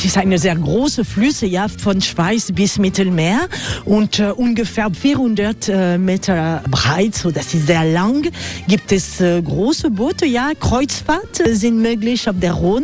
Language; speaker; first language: German; non-native, learner; French